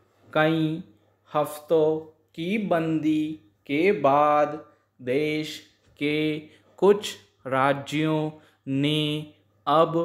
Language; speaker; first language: Hindi; native; Hindi